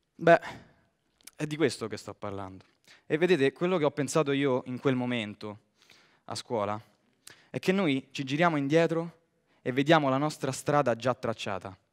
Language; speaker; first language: Italian; native; Italian